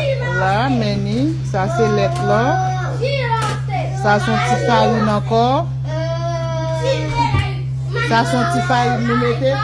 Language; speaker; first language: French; non-native, learner; Haitian Creole